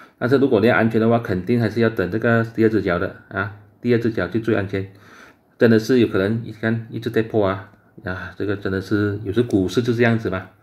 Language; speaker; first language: Chinese; native; Chinese